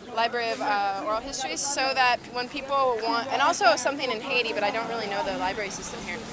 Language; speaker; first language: English; native; English